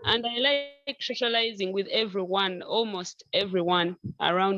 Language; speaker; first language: English; non-native, local second language; Nyankole